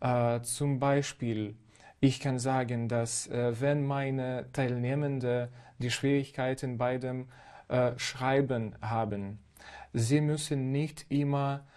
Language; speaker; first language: German; non-native, fluent; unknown